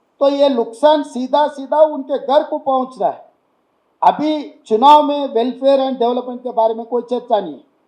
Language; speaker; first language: Hindi; non-native, local second language; Telugu